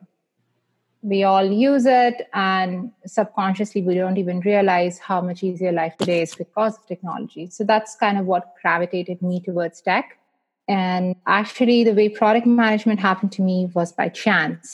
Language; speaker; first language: English; non-native, local second language; Hindi